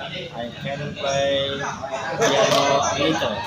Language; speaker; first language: English; non-native, learner; Indonesian